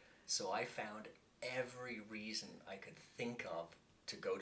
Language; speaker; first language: English; native; English